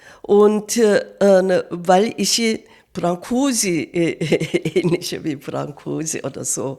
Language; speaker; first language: German; non-native, fluent; Korean